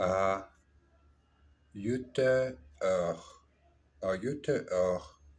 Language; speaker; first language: French; non-native, learner; Portuguese